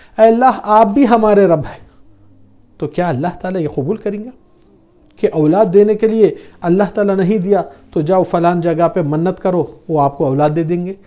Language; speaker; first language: Urdu; non-native, fluent; Arabic